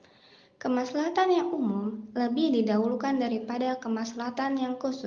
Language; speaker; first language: Indonesian; native; Indonesian